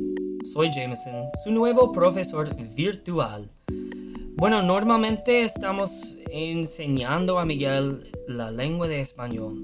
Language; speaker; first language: Spanish; non-native, fluent; English